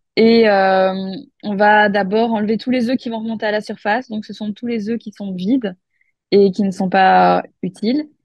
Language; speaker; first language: French; native; French